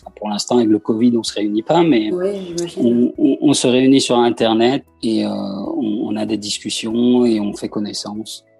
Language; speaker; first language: French; early bilingual, other home language; Persian